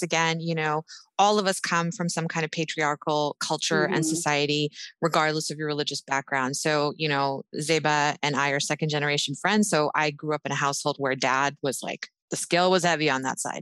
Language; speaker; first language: English; native; English